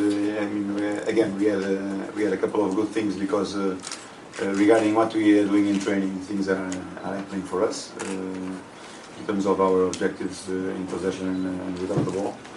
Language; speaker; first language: English; non-native, fluent; Portuguese